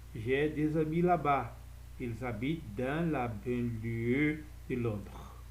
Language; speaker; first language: French; non-native, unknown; Portuguese